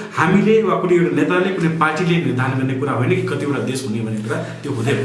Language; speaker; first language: Nepali; non-native, local second language; Maithili